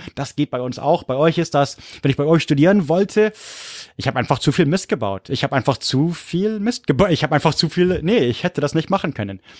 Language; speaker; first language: German; non-native, fluent; English